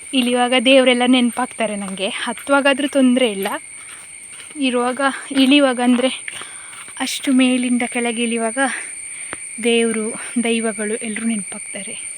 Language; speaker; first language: Kannada; native; Kannada